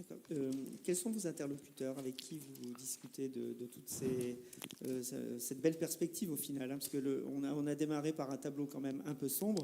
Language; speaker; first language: French; native; French